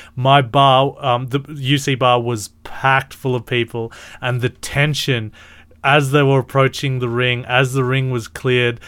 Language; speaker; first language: English; early bilingual, other home language; Filipino